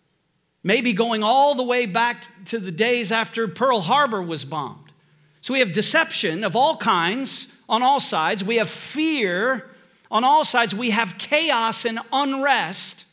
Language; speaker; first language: English; native; English